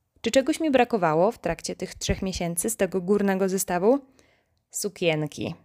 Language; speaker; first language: Polish; native; Polish